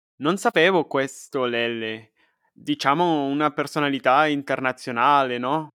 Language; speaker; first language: Italian; non-native, fluent; Spanish